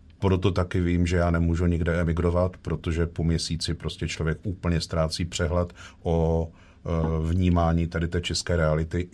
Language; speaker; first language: Czech; native; Czech